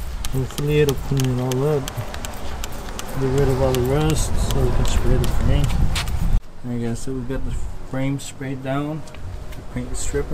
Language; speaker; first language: English; early bilingual, other home language; Spanish